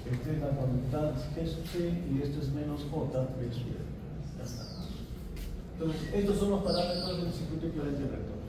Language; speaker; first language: Spanish; native; Spanish